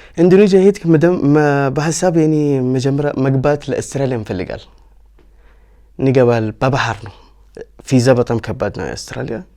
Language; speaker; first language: Amharic; non-native, learner; Arabic